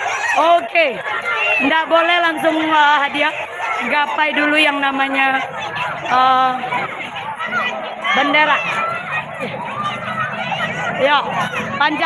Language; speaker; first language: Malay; non-native, local second language; Minangkabau